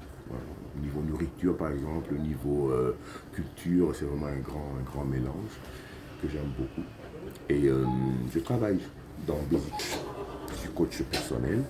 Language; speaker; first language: French; non-native, local second language; Lingala